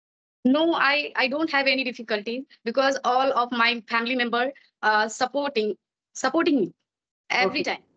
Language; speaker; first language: English; non-native, learner; Maithili